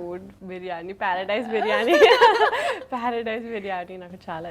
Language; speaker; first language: Telugu; non-native, local second language; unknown